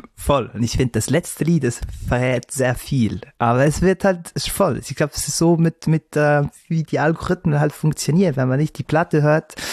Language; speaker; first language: German; native; German